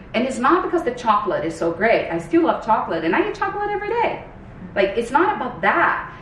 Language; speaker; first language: English; non-native, fluent; Portuguese